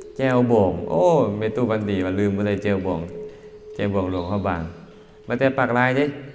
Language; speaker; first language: Thai; non-native, local second language; Northeastern Thai